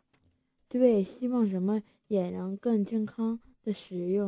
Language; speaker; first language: Chinese; early bilingual, heritage; Chinese